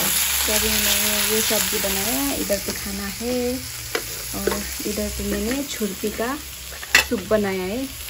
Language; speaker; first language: Hindi; non-native, local second language; Nepali